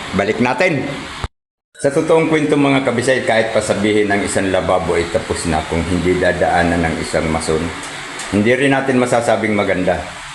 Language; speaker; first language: Filipino; non-native, local second language; Cebuano